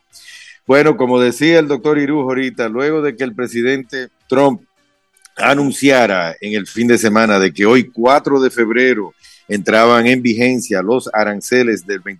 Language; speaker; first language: Spanish; native; Spanish